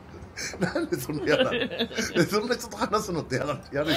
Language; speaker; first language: Japanese; native; Japanese